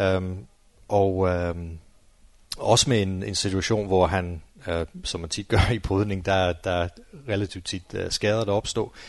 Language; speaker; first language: Danish; non-native, fluent; English